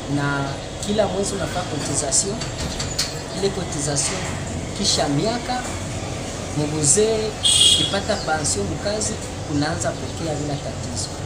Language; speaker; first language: Swahili; native; Swahili